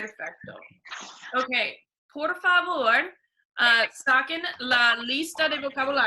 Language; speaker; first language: Spanish; non-native, fluent; English